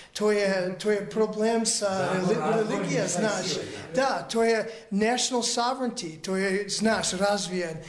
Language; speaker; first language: Serbian; early bilingual, other home language; English